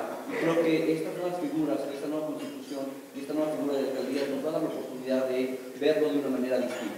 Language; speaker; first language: Spanish; native; Spanish